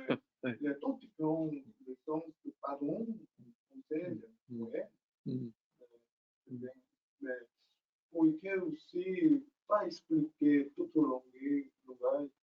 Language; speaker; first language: French; non-native, learner; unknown